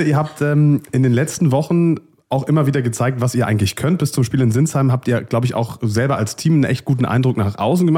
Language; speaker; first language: German; native; German